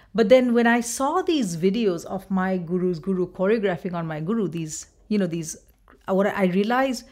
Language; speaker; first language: English; non-native, local second language; Bangla